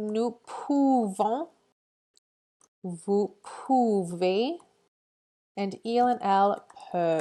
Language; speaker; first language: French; non-native, fluent; English